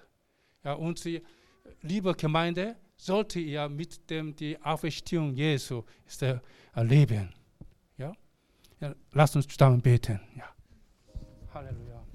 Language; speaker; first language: German; non-native, learner; Korean